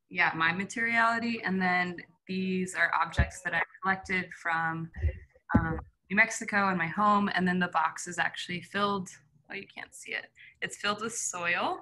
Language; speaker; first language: English; native; English